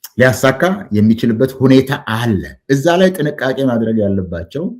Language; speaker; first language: Amharic; non-native, local second language; Oromo